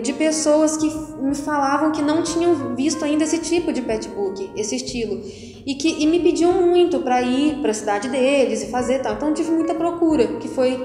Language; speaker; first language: Portuguese; native; Portuguese